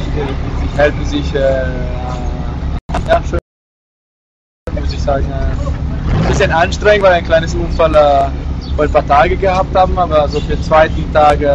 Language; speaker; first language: German; non-native, learner; Italian